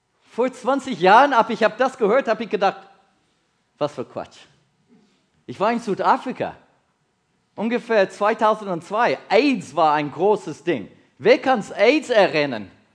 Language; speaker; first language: German; non-native, learner; English